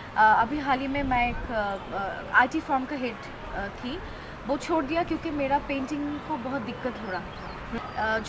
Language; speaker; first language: Hindi; non-native, learner; Bangla